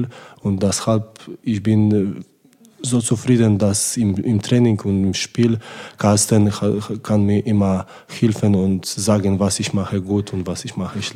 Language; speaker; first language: German; non-native, learner; Polish